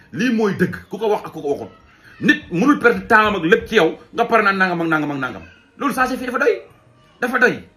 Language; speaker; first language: Wolof; native; Wolof